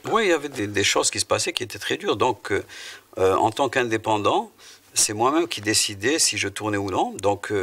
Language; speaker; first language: French; non-native, local second language; Arabic